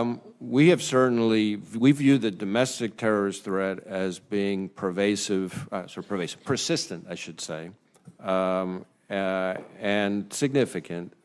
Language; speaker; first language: English; native; English